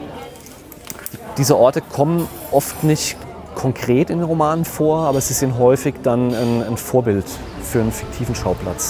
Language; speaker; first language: German; native; German